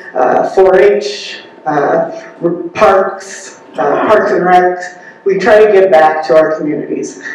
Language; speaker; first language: English; native; English